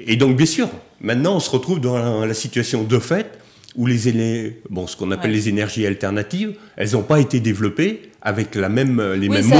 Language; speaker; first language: French; native; French